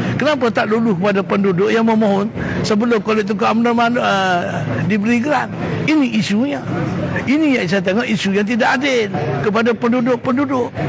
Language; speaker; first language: Malay; native; Malay